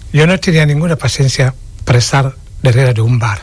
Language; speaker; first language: Catalan; non-native, fluent; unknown